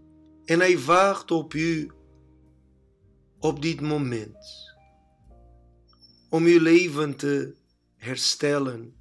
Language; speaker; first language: Dutch; non-native, learner; Portuguese